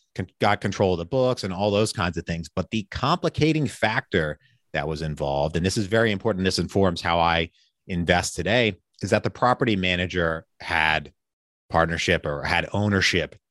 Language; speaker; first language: English; native; English